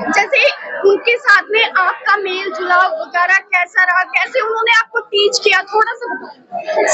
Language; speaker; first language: Hindi; native; Hindi